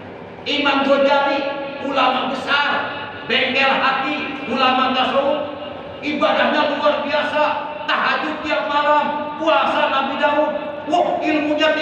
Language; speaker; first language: Indonesian; non-native, local second language; Javanese